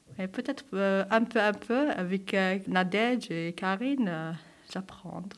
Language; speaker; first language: French; non-native, local second language; Kabyle